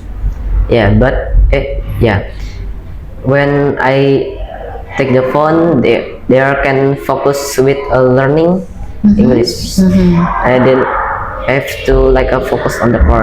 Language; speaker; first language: English; non-native, learner; Indonesian